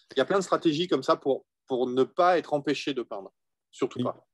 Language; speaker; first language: French; native; French